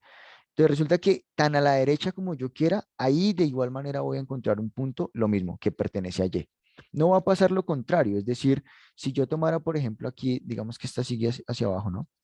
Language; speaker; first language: Spanish; native; Spanish